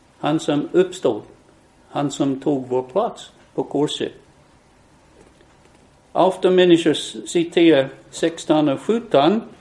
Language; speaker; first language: Swedish; non-native, fluent; English